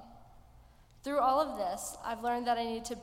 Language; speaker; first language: English; native; English